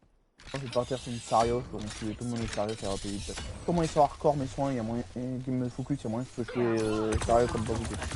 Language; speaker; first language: French; native; French